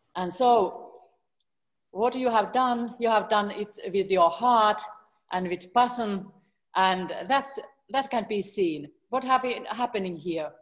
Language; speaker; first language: English; non-native, fluent; Finnish